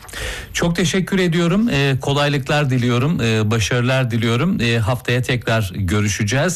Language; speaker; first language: Turkish; native; Turkish